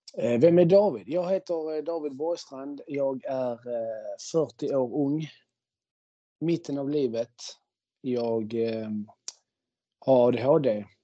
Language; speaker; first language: Swedish; native; Swedish